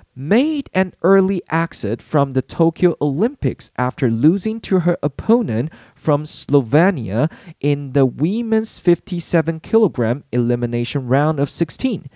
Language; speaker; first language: English; non-native, fluent; Chinese